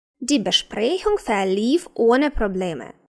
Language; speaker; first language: German; non-native, fluent; Ukrainian